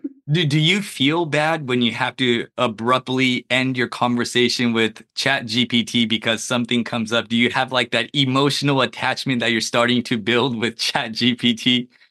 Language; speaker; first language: English; early bilingual, other home language; Japanese